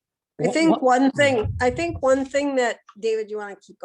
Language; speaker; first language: English; native; English